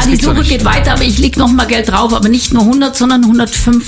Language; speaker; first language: German; native; German